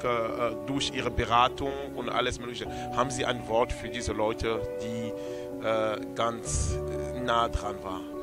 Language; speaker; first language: German; non-native, learner; French